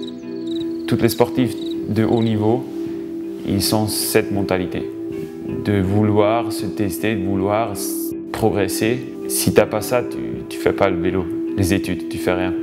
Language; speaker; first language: French; non-native, local second language; German